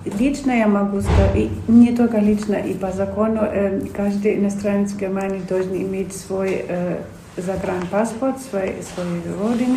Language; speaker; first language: Russian; non-native, fluent; German